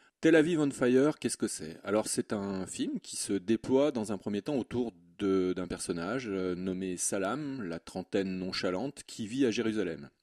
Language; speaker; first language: French; native; French